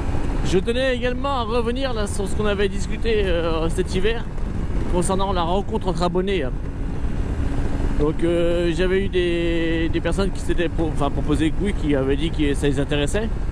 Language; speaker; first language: French; native; French